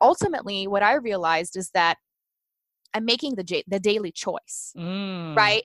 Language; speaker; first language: English; non-native, fluent; Portuguese